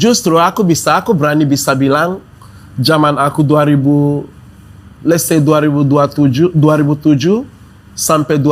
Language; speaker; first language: Indonesian; non-native, fluent; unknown